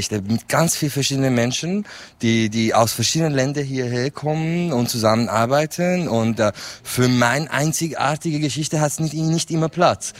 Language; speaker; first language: German; non-native, fluent; Kurdish